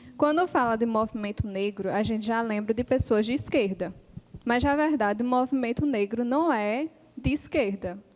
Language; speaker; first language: Portuguese; non-native, local second language; Upper Guinea Crioulo